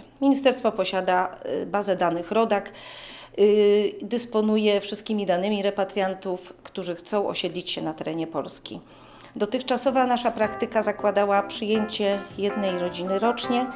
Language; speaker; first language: Polish; native; Polish